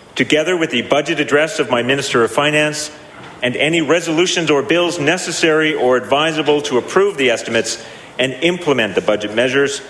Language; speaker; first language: English; native; English